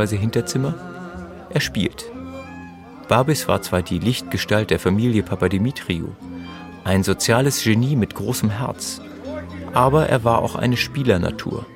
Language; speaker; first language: German; native; German